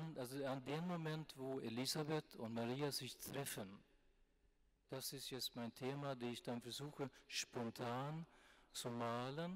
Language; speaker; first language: German; non-native, fluent; Swedish